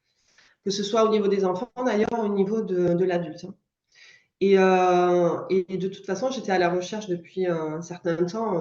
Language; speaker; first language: French; native; French